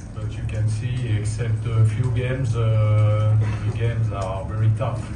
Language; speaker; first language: English; non-native, fluent; French